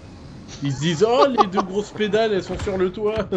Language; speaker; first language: French; native; French